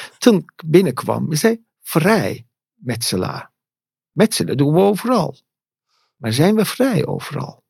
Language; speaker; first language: Dutch; non-native, fluent; Persian